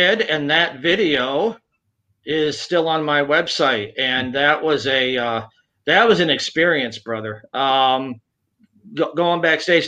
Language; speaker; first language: English; native; English